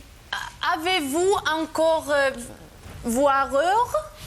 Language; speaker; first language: French; non-native, learner; German